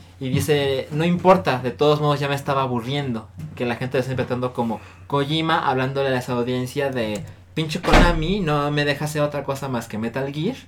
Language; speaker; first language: Spanish; native; Spanish